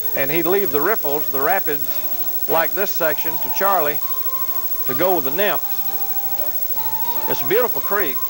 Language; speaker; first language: English; native; English